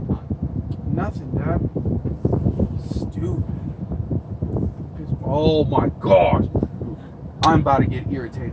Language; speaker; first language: English; native; English